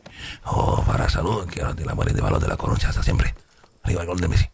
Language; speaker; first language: Spanish; non-native, learner; French